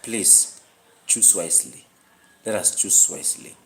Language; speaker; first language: English; non-native, local second language; Gusii